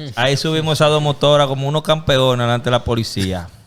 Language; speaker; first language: Spanish; early bilingual, other home language; English